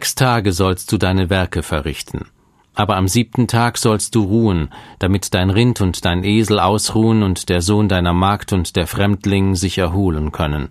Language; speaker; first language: German; native; German